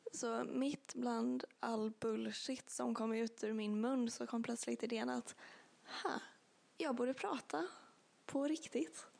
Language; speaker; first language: Swedish; native; Swedish